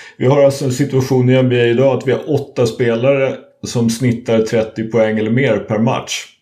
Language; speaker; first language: Swedish; native; Swedish